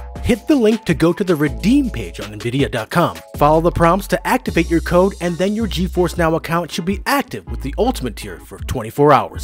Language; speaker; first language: English; native; English